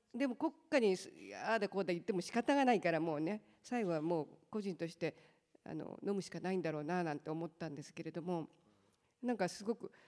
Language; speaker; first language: Japanese; native; Japanese